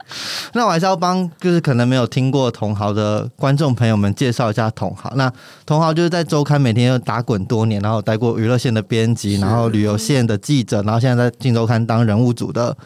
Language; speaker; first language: Chinese; native; Chinese